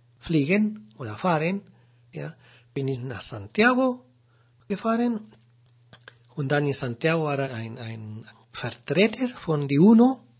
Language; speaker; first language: German; non-native, learner; Spanish